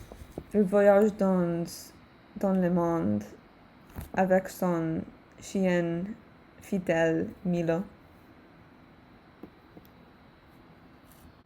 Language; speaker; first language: French; non-native, learner; English